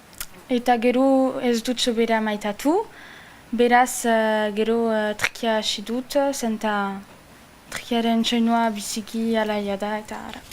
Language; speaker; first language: Basque; non-native, local second language; French